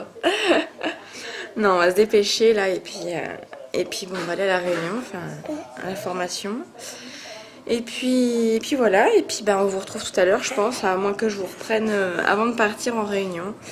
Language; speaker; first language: French; native; French